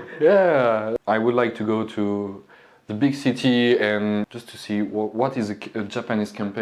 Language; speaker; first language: English; non-native, learner; French